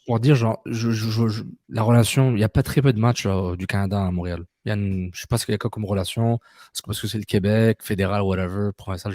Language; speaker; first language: French; native; French